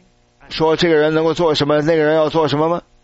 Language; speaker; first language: Chinese; native; Chinese